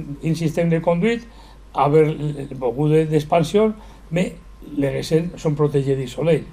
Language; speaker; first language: French; non-native, learner; Spanish